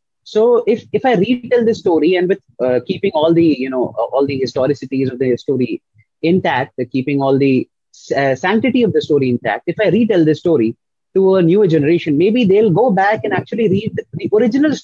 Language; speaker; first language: English; non-native, local second language; Hindi